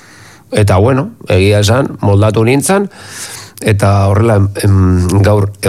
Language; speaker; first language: Basque; native; Basque